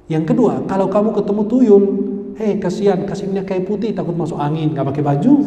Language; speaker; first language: Indonesian; non-native, fluent; Arabic